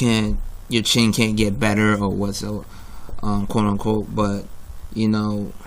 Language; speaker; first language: English; native; English